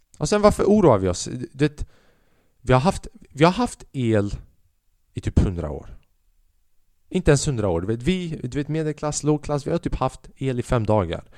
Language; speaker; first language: Swedish; early bilingual, other home language; Albanian